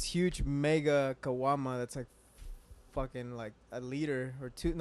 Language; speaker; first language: English; native; English